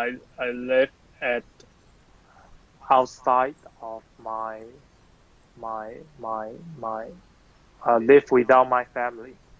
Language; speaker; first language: English; non-native, learner; Chinese